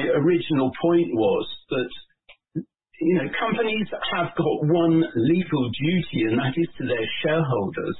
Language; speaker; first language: English; native; English